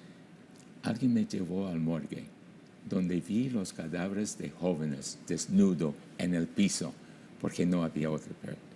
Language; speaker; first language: Spanish; non-native, fluent; English